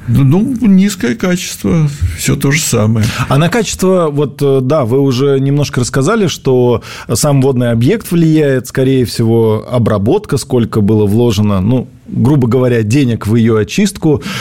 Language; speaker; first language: Russian; native; Russian